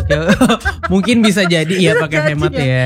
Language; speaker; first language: Indonesian; native; Indonesian